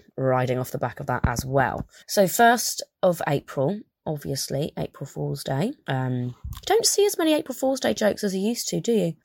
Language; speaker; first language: English; native; English